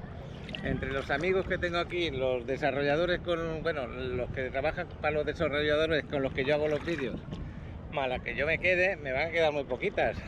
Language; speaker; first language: Spanish; native; Spanish